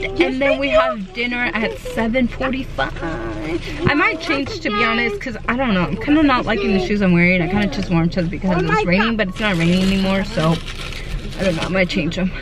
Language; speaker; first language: English; early bilingual, other home language; Spanish